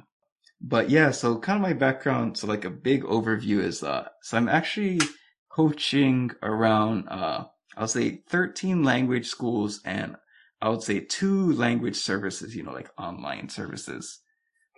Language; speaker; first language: English; native; English